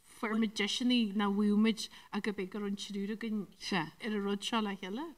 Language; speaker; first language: Irish; native; Irish